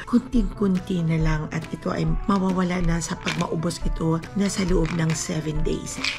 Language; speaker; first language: Filipino; non-native, local second language; Cebuano